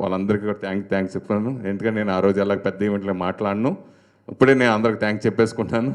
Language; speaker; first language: Telugu; native; Telugu